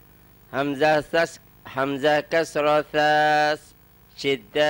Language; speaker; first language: Arabic; non-native, learner; Malay